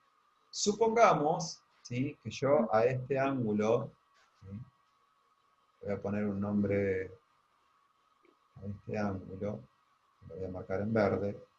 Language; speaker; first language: Spanish; native; Spanish